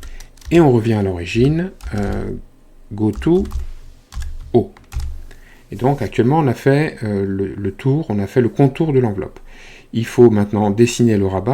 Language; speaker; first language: French; native; French